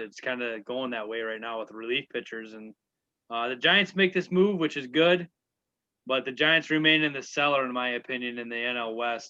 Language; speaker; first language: English; native; English